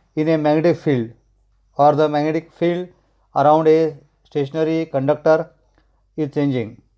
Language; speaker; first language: English; non-native, local second language; Marathi